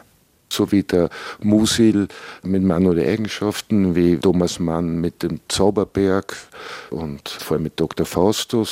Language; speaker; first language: German; native; German